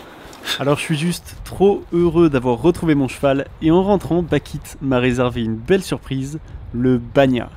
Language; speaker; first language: French; native; French